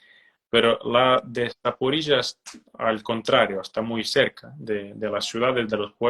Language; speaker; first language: Spanish; non-native, fluent; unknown